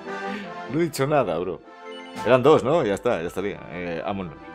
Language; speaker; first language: Spanish; native; Spanish